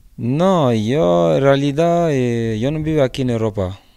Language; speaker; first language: Spanish; non-native, learner; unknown